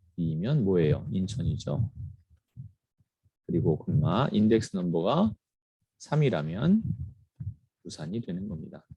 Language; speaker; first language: Korean; native; Korean